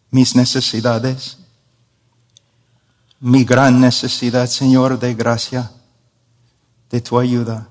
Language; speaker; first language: Spanish; non-native, fluent; English